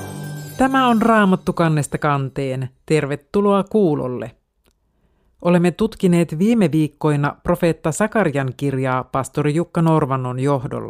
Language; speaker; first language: Finnish; native; Finnish